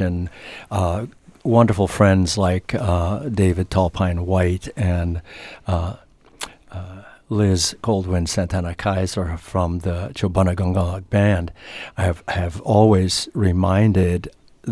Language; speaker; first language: English; native; English